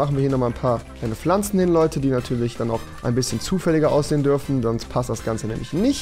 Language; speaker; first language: German; native; German